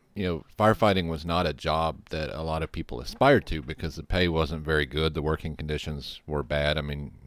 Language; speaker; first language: English; native; English